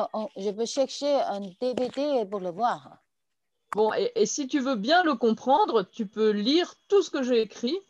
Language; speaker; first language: French; non-native, fluent; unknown